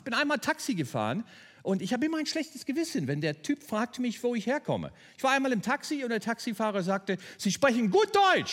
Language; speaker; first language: German; non-native, fluent; English